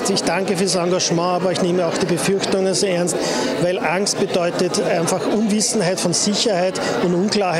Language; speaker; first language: German; native; German